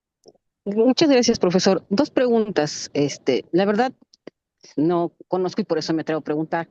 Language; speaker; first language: Spanish; native; Spanish